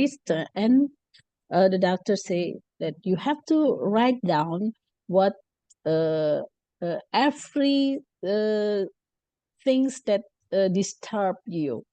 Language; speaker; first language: English; non-native, learner; Indonesian